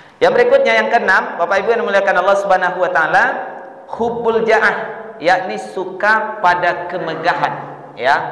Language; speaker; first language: Malay; non-native, local second language; Minangkabau